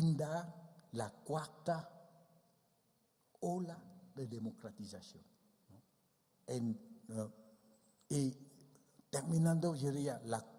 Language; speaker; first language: Spanish; non-native, fluent; Vietnamese